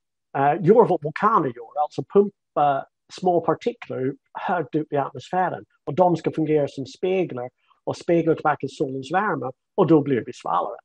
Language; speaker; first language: Swedish; non-native, fluent; English